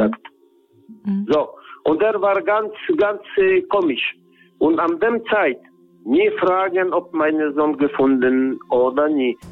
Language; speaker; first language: German; non-native, learner; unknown